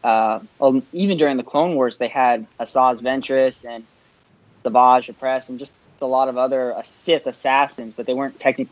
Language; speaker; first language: English; native; English